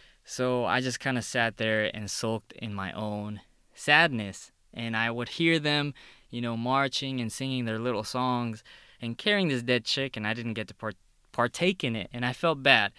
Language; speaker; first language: English; early bilingual, other home language; Spanish